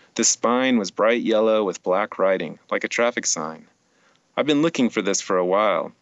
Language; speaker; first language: English; native; English